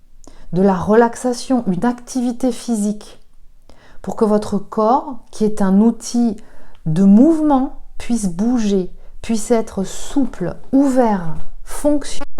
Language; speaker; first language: French; native; French